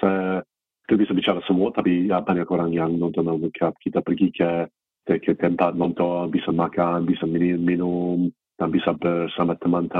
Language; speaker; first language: Indonesian; non-native, fluent; English